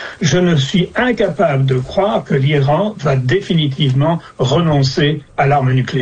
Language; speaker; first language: French; native; French